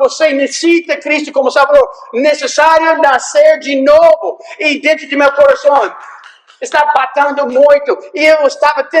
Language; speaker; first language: Portuguese; non-native, fluent; English